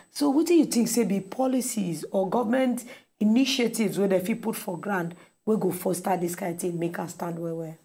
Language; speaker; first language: Nigerian Pidgin; native; Nigerian Pidgin